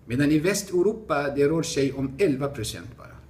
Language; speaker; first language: Swedish; non-native, fluent; Arabic